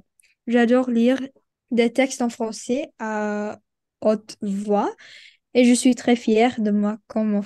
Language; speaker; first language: French; non-native, learner; Indonesian